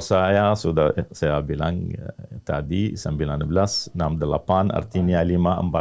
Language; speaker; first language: Indonesian; non-native, learner; Arabic